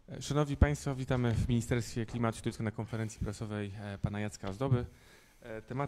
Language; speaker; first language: Polish; native; Polish